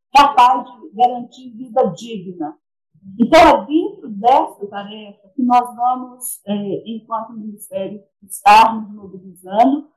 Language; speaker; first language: Portuguese; native; Portuguese